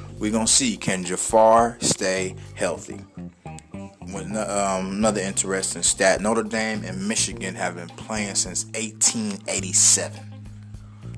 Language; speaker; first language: English; native; English